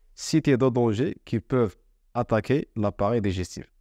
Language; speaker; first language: French; non-native, local second language; Arabic